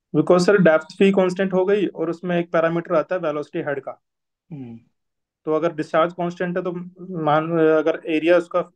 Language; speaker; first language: Hindi; native; Hindi